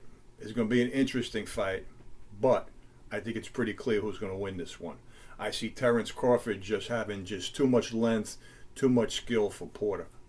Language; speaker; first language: English; native; English